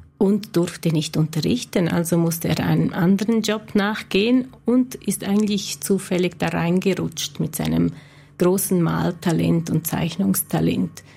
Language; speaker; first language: German; non-native, local second language; Romansh